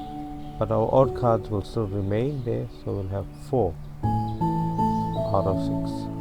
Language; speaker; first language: English; native; English